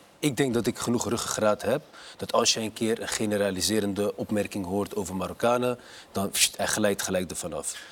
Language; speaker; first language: Dutch; early bilingual, other home language; Arabic